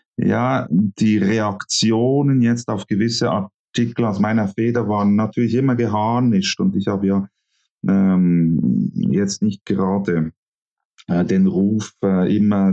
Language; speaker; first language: German; native; German